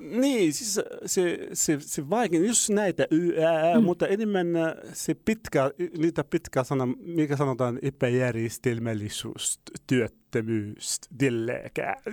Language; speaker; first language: Finnish; non-native, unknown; Arabic